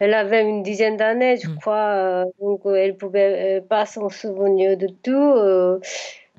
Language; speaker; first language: French; non-native, fluent; Korean